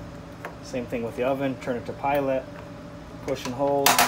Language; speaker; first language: English; native; English